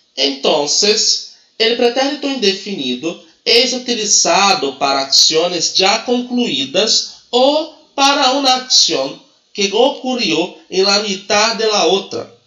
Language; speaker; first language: Spanish; non-native, fluent; Portuguese